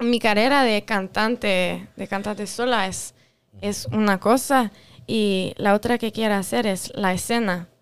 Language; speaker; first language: Spanish; non-native, local second language; French